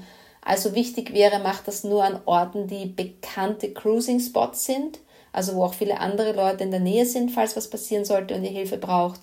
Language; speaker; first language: German; native; German